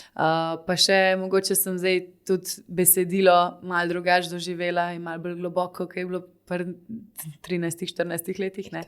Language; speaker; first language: Slovenian; native; Slovenian